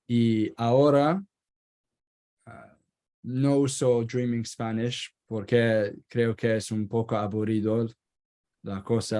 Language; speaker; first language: Spanish; non-native, learner; Kurdish